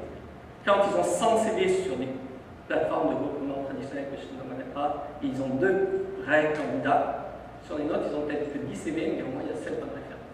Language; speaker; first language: French; native; French